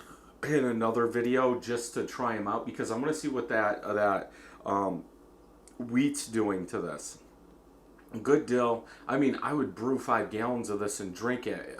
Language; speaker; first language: English; native; English